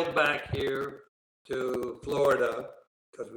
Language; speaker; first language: English; native; English